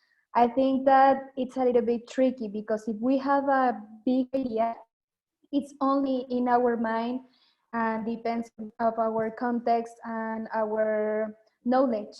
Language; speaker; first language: English; non-native, learner; Spanish